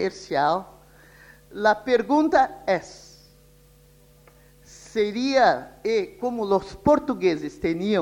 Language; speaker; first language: Spanish; non-native, fluent; Portuguese